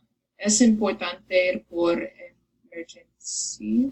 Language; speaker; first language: Spanish; non-native, learner; English